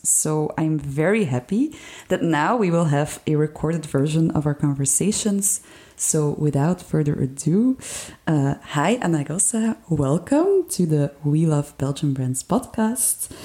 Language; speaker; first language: English; non-native, fluent; Dutch